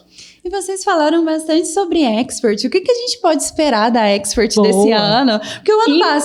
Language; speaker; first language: Portuguese; native; Portuguese